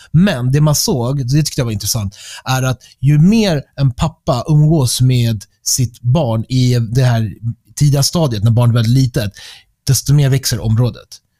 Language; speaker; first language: Swedish; early bilingual, other home language; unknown